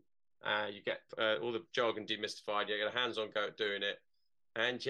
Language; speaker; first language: English; native; English